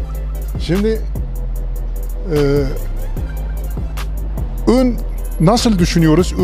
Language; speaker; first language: Turkish; non-native, local second language; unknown